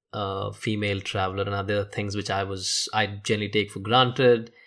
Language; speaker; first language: English; non-native, local second language; Hindi